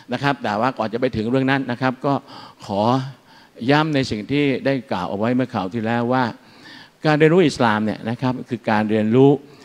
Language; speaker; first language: Thai; native; Thai